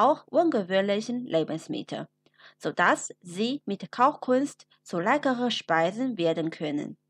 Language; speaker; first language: German; non-native, fluent; Chinese